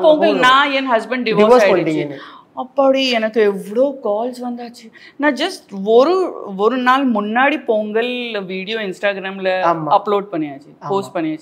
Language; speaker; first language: Tamil; non-native, learner; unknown